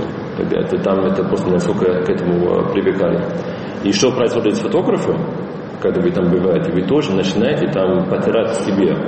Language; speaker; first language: Russian; non-native, fluent; English